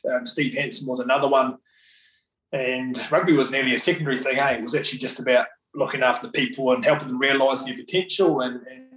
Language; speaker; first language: English; native; English